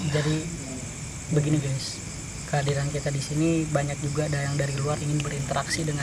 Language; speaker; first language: Indonesian; native; Indonesian